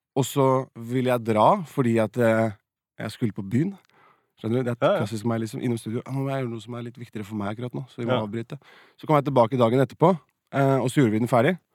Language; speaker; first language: Norwegian; native; Norwegian